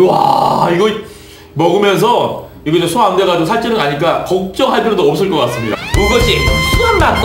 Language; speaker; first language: Korean; native; Korean